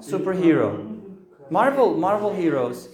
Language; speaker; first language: English; non-native, fluent; Turkish